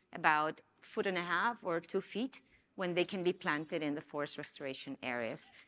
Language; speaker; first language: English; non-native, fluent; Spanish